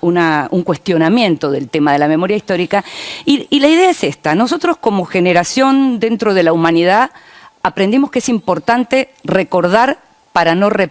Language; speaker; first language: Spanish; native; Spanish